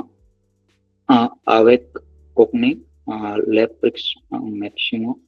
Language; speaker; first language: French; non-native, learner; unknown